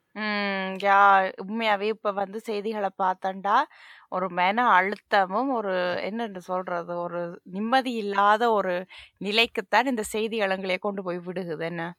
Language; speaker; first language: Tamil; early bilingual, heritage; Tamil